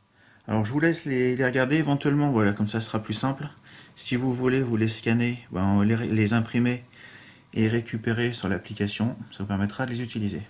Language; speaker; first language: French; native; French